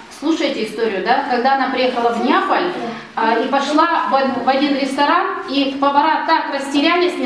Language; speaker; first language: Russian; native; Russian